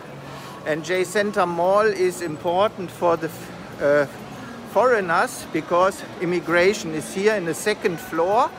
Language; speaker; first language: English; non-native, fluent; German